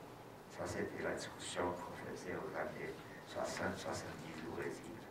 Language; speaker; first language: French; non-native, fluent; Portuguese